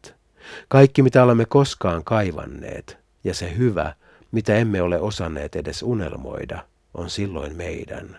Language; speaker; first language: Finnish; native; Finnish